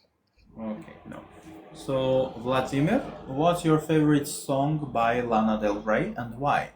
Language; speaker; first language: English; non-native, fluent; Armenian